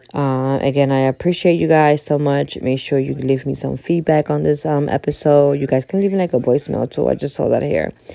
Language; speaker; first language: English; early bilingual, other home language; Spanish